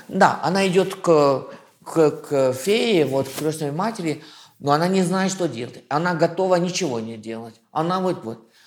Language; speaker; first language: Russian; non-native, fluent; French